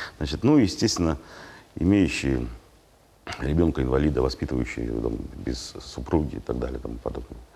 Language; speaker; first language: Russian; native; Russian